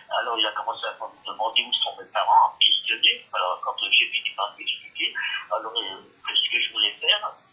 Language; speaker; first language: French; early bilingual, other home language; Yiddish